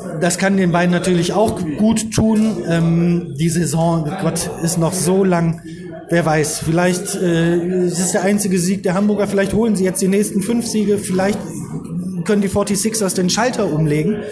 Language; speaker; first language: German; native; German